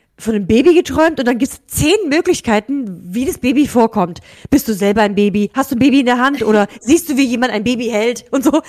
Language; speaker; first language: German; early bilingual, other home language; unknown